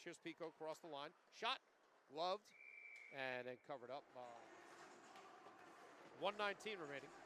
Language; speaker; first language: English; native; English